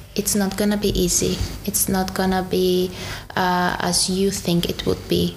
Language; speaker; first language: English; non-native, fluent; Greek